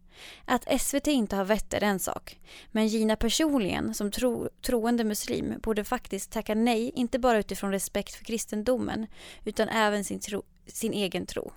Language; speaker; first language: Swedish; native; Swedish